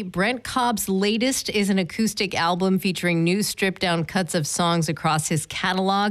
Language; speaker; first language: English; native; English